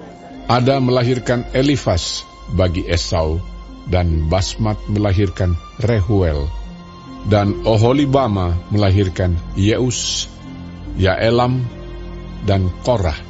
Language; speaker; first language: Indonesian; native; Indonesian